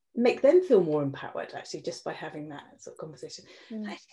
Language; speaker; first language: English; native; English